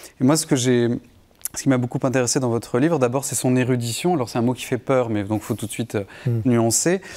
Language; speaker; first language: French; native; French